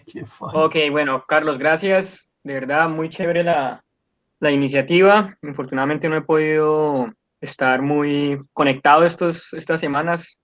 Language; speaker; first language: Spanish; native; Spanish